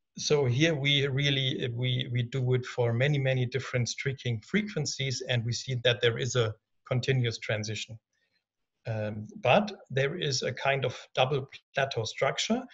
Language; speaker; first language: English; non-native, fluent; German